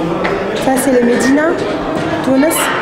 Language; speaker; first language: French; non-native, local second language; Arabic